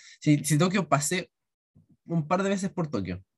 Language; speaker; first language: Spanish; native; Spanish